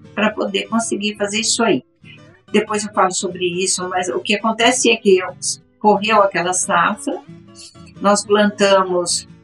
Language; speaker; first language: Portuguese; native; Portuguese